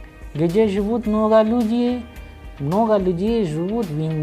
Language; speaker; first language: Russian; non-native, fluent; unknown